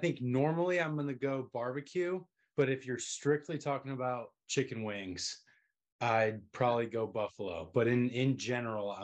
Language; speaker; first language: English; native; English